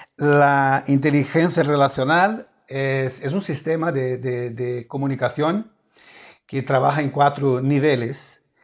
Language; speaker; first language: Spanish; non-native, fluent; Portuguese